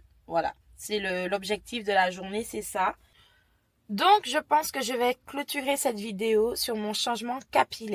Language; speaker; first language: French; native; French